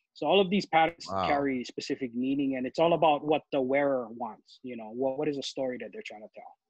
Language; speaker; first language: English; native; English